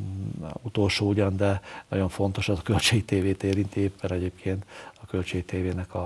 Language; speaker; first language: Hungarian; native; Hungarian